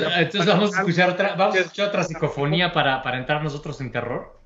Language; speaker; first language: Spanish; native; Spanish